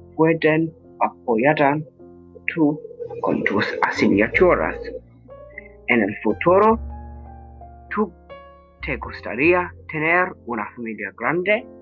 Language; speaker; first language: Spanish; non-native, learner; English